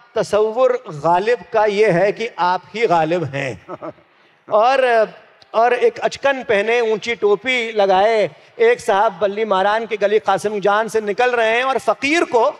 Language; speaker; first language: Hindi; native; Hindi